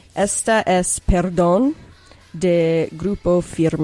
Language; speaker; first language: Spanish; non-native, learner; English